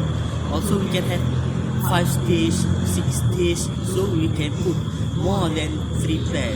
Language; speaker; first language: English; non-native, learner; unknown